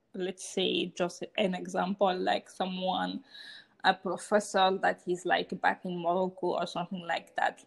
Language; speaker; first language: English; non-native, fluent; Hausa